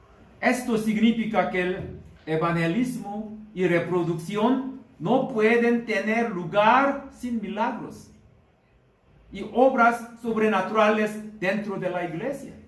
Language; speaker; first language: Spanish; non-native, learner; Korean